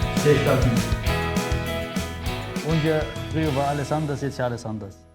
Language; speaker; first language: German; non-native, fluent; Arabic